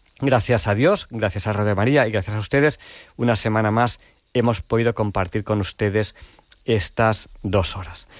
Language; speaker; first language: Spanish; native; Spanish